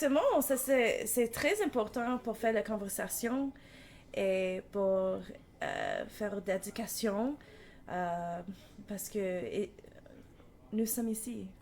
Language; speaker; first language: French; non-native, learner; English